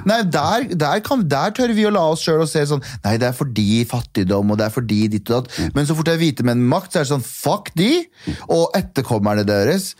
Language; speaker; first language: Norwegian; early bilingual, other home language; Kurdish